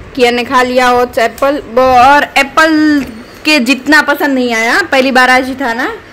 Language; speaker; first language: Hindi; non-native, local second language; Gujarati